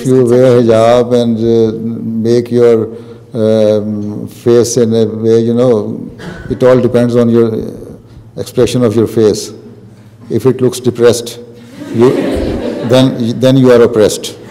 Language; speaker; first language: English; non-native, local second language; Urdu